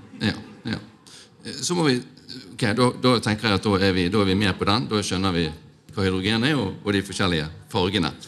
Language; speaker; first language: Norwegian; native; Norwegian